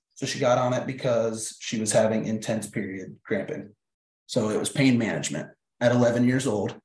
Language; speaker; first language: English; native; English